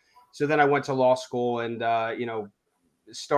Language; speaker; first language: English; native; English